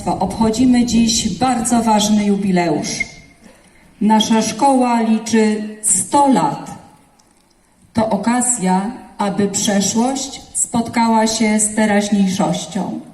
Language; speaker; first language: Polish; native; Polish